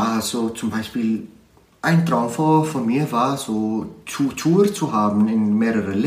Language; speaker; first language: German; non-native, learner; Arabic